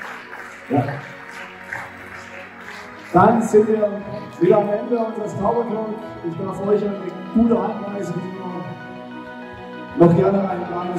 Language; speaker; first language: German; native; German